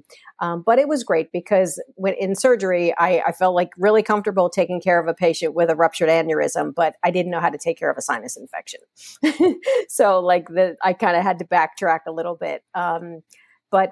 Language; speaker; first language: English; native; English